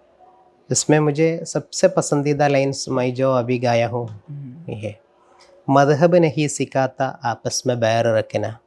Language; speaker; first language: Hindi; non-native, local second language; Malayalam